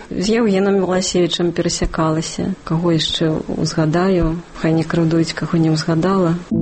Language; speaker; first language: Russian; native; Russian